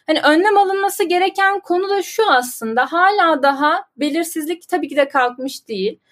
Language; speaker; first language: Turkish; native; Turkish